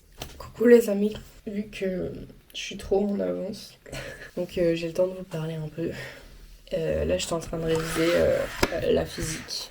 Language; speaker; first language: French; native; French